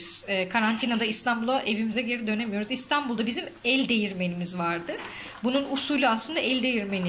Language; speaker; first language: Turkish; native; Turkish